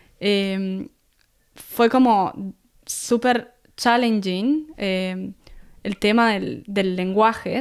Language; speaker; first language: Spanish; native; Spanish